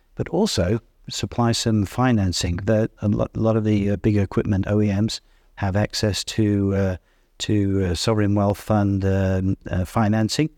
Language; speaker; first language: English; native; English